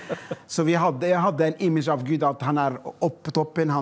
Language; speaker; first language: Swedish; non-native, fluent; Arabic